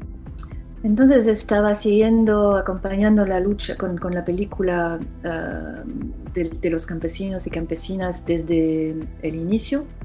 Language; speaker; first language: Spanish; non-native, fluent; French